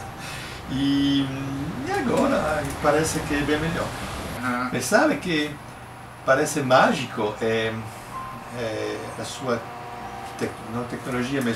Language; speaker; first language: Spanish; non-native, learner; Portuguese